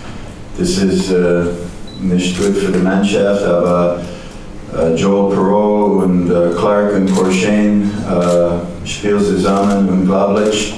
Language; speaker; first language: German; non-native, learner; English